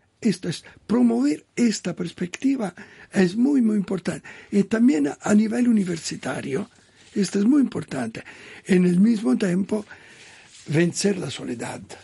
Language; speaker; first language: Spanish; non-native, learner; Italian